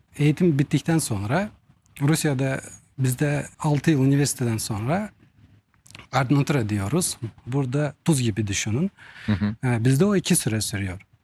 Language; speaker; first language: Turkish; non-native, fluent; Russian